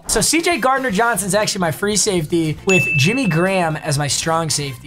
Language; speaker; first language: English; native; English